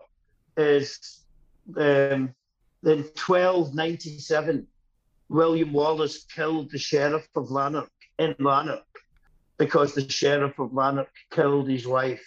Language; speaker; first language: English; native; English